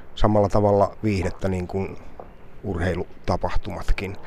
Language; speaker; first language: Finnish; native; Finnish